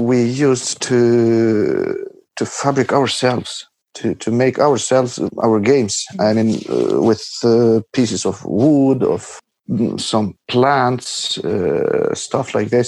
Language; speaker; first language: English; non-native, fluent; Albanian